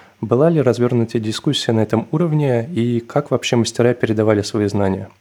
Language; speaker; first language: Russian; native; Russian